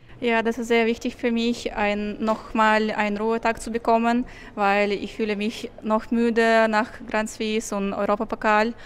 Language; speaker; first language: German; non-native, learner; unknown